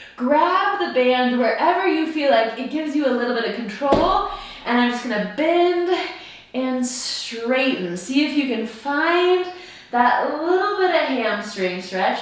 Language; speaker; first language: English; native; English